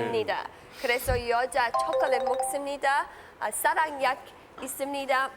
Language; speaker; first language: Korean; non-native, learner; English